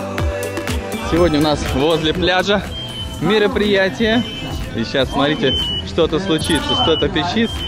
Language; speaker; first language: Russian; native; Russian